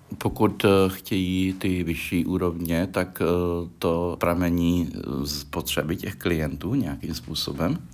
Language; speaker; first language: Czech; native; Czech